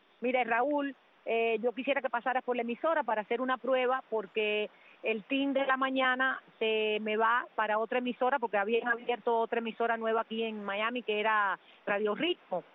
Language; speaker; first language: Spanish; native; Spanish